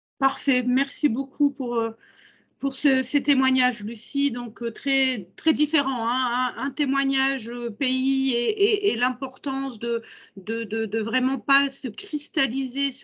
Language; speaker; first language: French; native; French